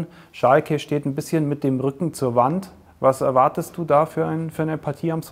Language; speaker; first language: German; native; German